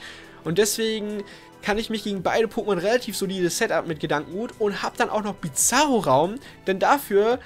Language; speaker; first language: German; native; German